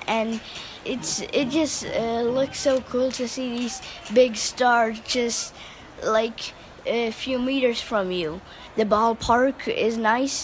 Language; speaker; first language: English; early bilingual, heritage; English